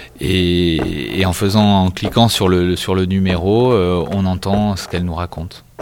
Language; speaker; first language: French; native; French